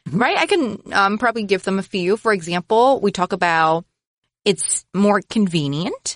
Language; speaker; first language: English; non-native, fluent; Chinese